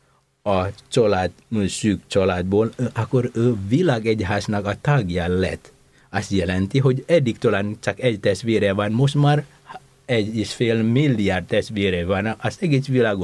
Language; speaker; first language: Hungarian; non-native, fluent; Indonesian